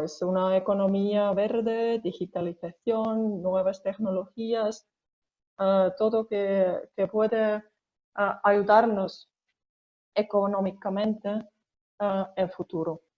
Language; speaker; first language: Spanish; non-native, fluent; Estonian